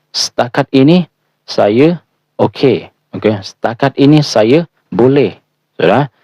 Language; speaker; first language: Indonesian; non-native, fluent; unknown